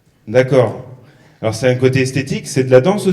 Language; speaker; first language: French; native; French